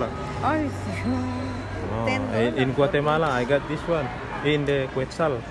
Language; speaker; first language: English; non-native, learner; Indonesian